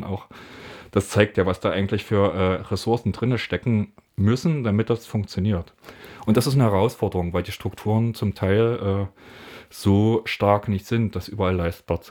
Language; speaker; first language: German; native; German